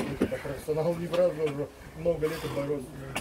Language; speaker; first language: Russian; non-native, fluent; Lithuanian